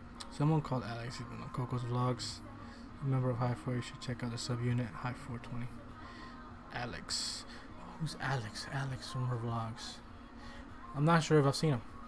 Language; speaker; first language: English; early bilingual, other home language; Spanish